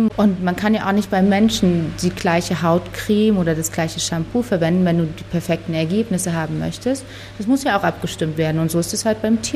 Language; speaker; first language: German; native; German